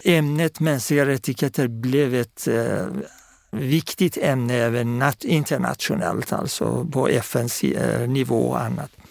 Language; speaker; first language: Swedish; non-native, fluent; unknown